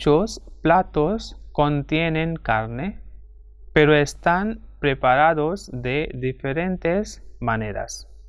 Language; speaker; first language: Spanish; non-native, fluent; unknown